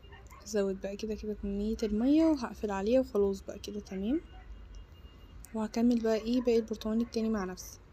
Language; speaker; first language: Arabic; native; Arabic